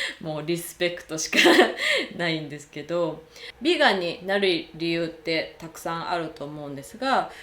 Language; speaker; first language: Japanese; native; Japanese